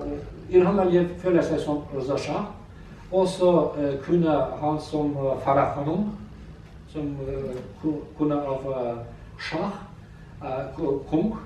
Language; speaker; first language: Norwegian; non-native, learner; Azerbaijani